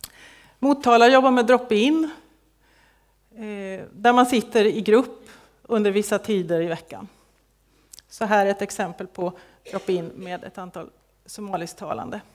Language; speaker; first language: Swedish; native; Swedish